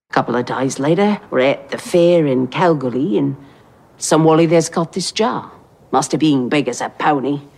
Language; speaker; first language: English; native; English